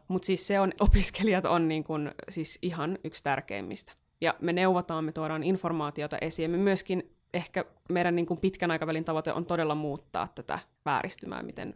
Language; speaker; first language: Finnish; native; Finnish